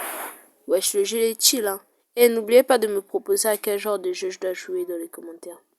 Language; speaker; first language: French; native; French